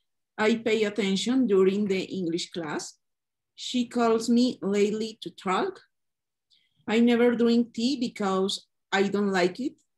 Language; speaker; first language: English; non-native, learner; Spanish